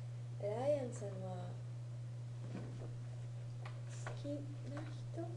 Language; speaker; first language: Japanese; non-native, learner; English